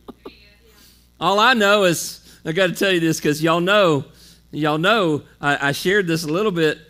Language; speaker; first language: English; native; English